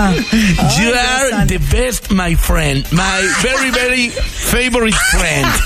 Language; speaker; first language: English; non-native, learner; Spanish